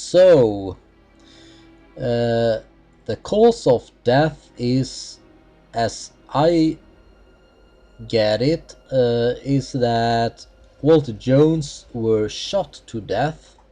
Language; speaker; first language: English; non-native, fluent; Swedish